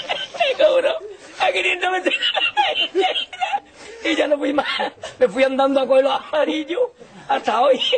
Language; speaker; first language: Spanish; native; Spanish